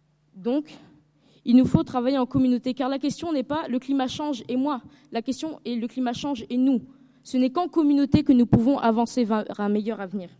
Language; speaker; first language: French; early bilingual, heritage; French